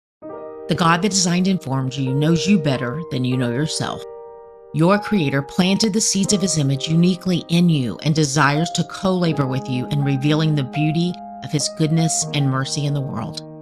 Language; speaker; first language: English; native; English